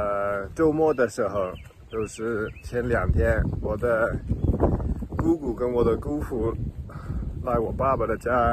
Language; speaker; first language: Chinese; non-native, fluent; English